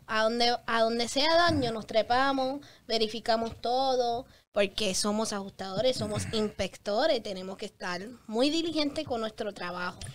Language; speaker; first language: Spanish; early bilingual, heritage; Spanish